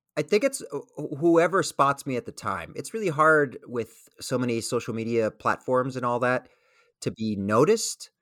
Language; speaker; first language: English; early bilingual, other home language; Spanish